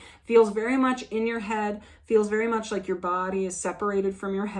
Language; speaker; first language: English; native; English